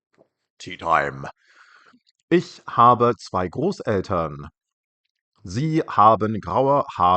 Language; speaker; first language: German; non-native, fluent; English